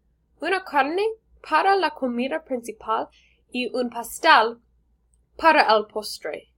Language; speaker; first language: Spanish; non-native, learner; English